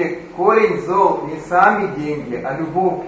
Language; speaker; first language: Polish; non-native, learner; Russian